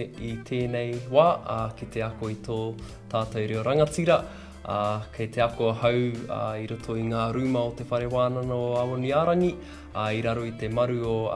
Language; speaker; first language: Māori; non-native, local second language; English